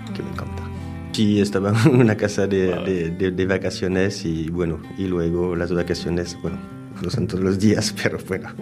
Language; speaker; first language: Spanish; non-native, learner; French